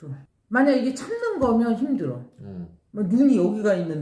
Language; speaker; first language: Korean; native; Korean